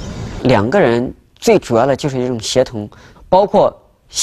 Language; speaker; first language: Chinese; native; Chinese